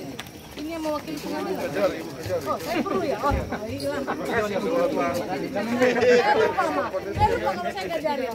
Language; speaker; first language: Indonesian; non-native, local second language; Nias